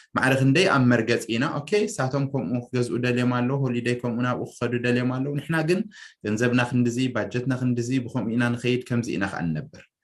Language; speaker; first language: Tigrinya; native; Tigrinya